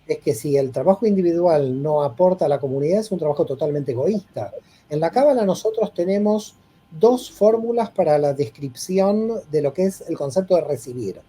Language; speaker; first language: Spanish; native; Spanish